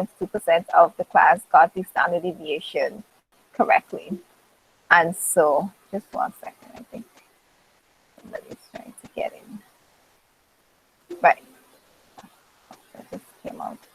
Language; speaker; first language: English; native; English